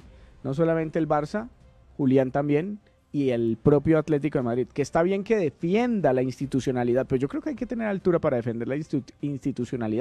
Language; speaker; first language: Spanish; native; Spanish